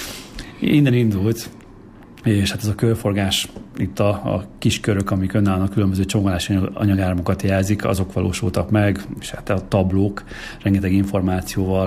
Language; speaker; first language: Hungarian; native; Hungarian